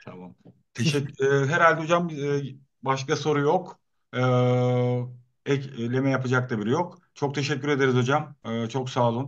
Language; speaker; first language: Turkish; native; Turkish